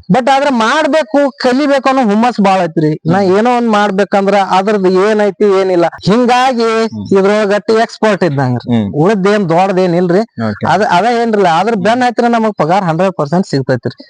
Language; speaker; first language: Kannada; native; Kannada